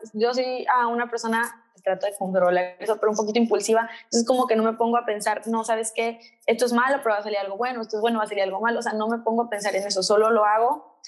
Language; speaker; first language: Spanish; native; Spanish